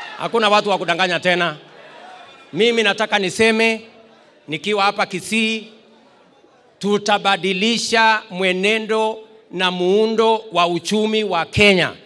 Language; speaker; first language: Swahili; non-native, local second language; Kalenjin